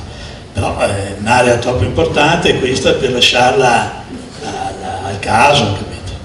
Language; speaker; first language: Italian; native; Italian